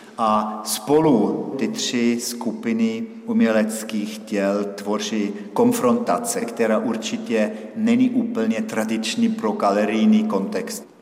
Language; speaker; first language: Czech; non-native, fluent; German